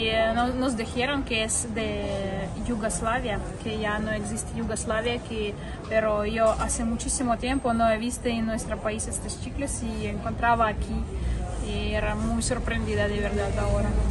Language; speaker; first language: Spanish; non-native, learner; Russian